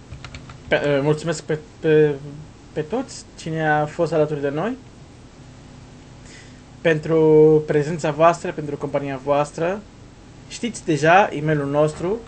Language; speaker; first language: Romanian; non-native, learner; Portuguese